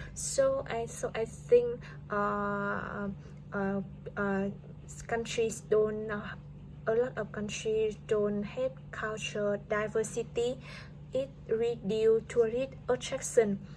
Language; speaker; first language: English; non-native, learner; Vietnamese